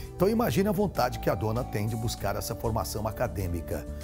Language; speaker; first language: Portuguese; native; Portuguese